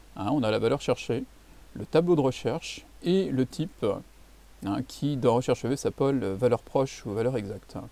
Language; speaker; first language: French; native; French